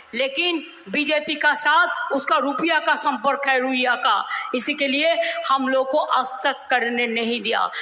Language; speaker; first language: Hindi; non-native, local second language; Bangla